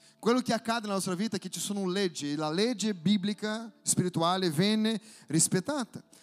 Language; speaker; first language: Italian; non-native, fluent; Portuguese